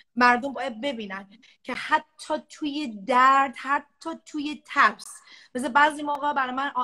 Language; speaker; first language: Persian; early bilingual, heritage; Persian